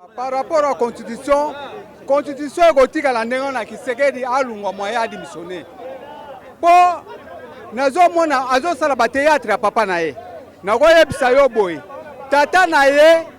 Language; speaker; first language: Lingala; non-native, local second language; Kongo